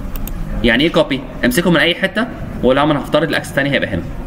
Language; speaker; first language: Arabic; native; Arabic